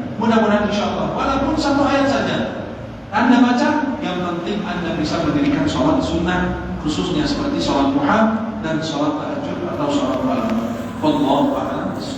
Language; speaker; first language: Indonesian; non-native, fluent; Arabic